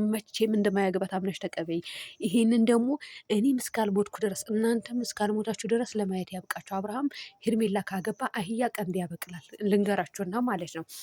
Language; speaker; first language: Amharic; non-native, local second language; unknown